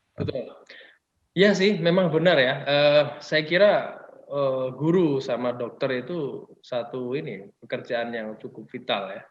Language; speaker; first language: Indonesian; native; Indonesian